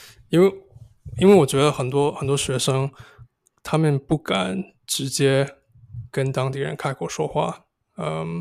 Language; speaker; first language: Chinese; non-native, fluent; English